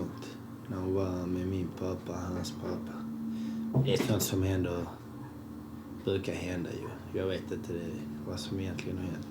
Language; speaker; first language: Swedish; early bilingual, other home language; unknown